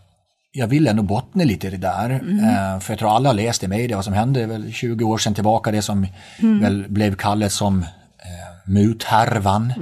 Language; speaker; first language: Swedish; native; Swedish